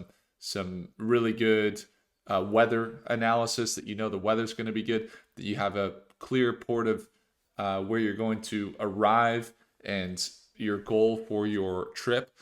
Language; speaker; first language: English; native; English